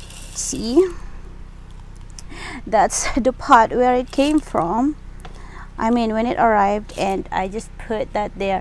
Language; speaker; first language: English; non-native, local second language; Filipino